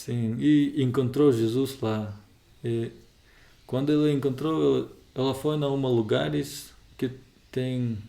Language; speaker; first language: Portuguese; non-native, learner; Russian